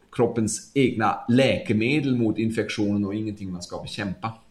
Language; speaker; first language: Swedish; non-native, fluent; German